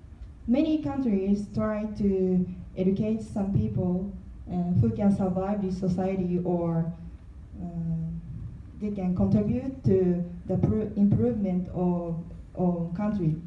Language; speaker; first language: English; non-native, learner; Korean